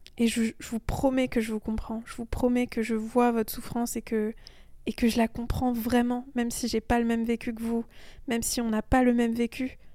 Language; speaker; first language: French; early bilingual, other home language; Persian